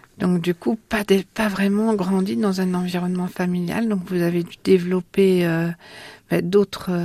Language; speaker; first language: French; native; French